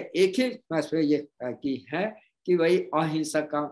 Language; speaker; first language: Hindi; non-native, local second language; Gondi